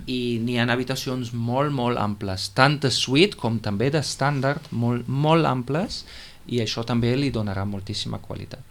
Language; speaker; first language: Catalan; non-native, fluent; German